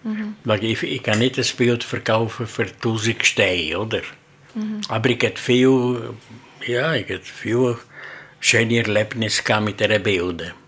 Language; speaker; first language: German; non-native, learner; Italian